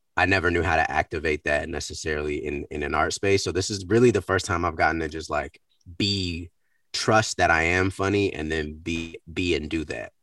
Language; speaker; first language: English; native; English